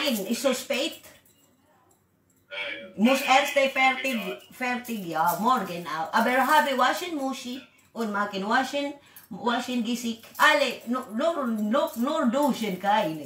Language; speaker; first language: German; non-native, learner; Waray